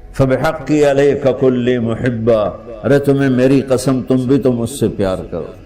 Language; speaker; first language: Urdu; non-native, local second language; Punjabi